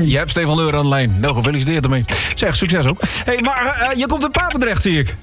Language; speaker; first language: Dutch; native; Dutch